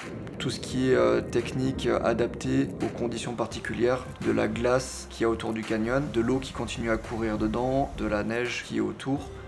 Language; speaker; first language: French; native; French